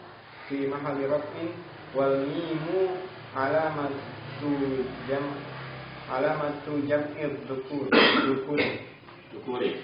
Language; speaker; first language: Arabic; non-native, learner; Indonesian